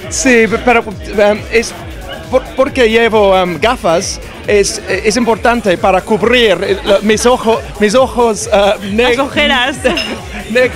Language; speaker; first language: Spanish; non-native, learner; English